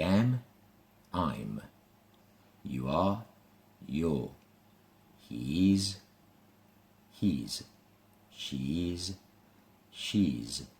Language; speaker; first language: English; non-native, fluent; Spanish